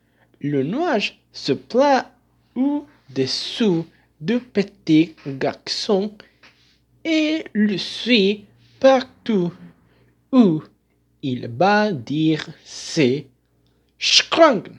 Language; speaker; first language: French; non-native, learner; Spanish